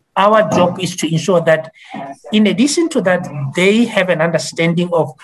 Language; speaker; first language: English; non-native, local second language; Tswana